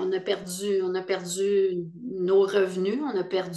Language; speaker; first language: French; native; French